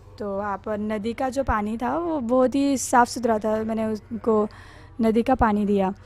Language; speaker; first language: Hindi; non-native, fluent; Korean